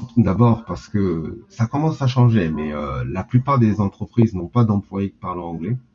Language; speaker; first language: French; early bilingual, heritage; French